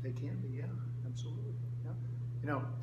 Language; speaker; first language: English; native; English